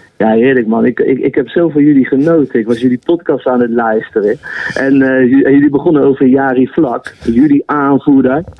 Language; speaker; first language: Dutch; native; Dutch